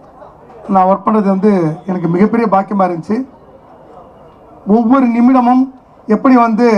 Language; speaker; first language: Tamil; native; Tamil